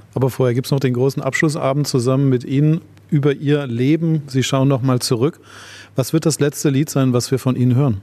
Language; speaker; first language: German; native; German